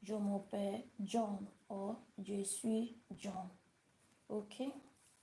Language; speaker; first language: French; non-native, learner; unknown